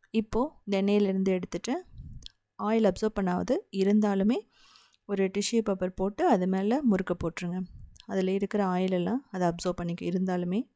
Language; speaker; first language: Tamil; native; Tamil